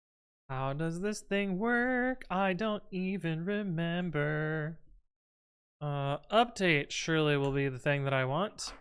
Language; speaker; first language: English; native; English